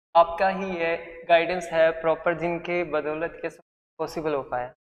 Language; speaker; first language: Hindi; native; Hindi